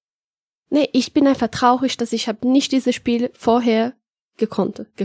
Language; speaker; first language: German; non-native, fluent; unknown